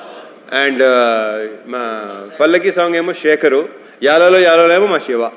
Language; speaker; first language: Telugu; native; Telugu